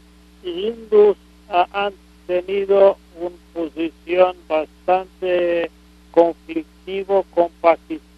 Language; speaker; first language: Spanish; non-native, fluent; English